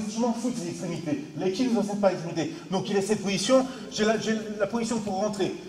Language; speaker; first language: French; native; French